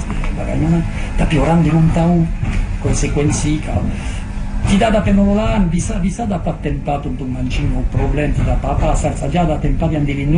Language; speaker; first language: Indonesian; non-native, fluent; French